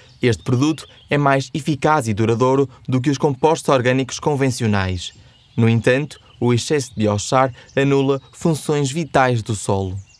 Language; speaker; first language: Portuguese; native; Portuguese